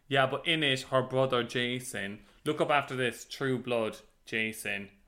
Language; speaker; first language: English; native; English